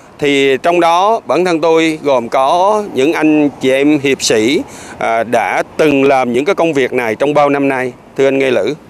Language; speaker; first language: Vietnamese; native; Vietnamese